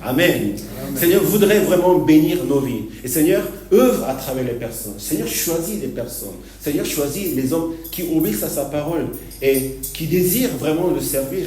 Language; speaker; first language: French; non-native, fluent; Korean